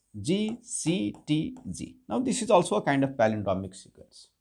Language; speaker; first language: English; non-native, local second language; Nepali